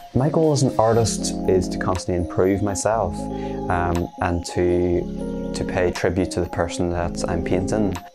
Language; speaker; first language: English; native; English